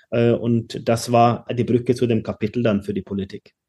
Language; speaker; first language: German; non-native, fluent; Norwegian